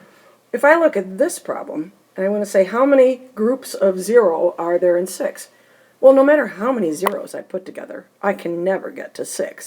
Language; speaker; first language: English; native; English